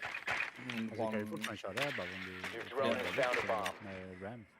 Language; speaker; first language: Swedish; native; Swedish